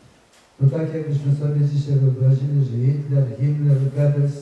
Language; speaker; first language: Polish; native; Polish